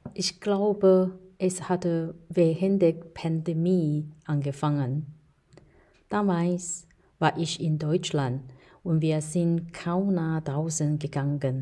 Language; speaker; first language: German; non-native, fluent; Chinese